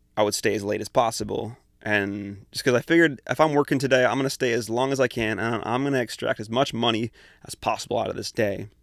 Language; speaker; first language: English; native; English